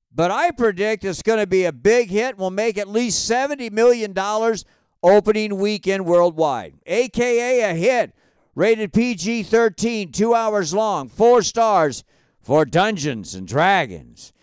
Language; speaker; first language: English; native; English